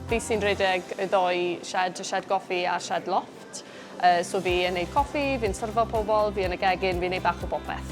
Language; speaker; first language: Welsh; native; Welsh